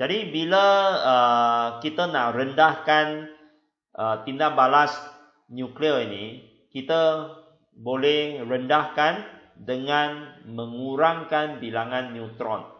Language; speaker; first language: Malay; non-native, local second language; Chinese